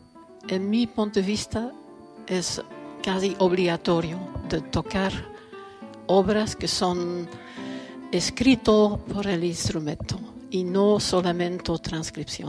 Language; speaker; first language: Spanish; non-native, fluent; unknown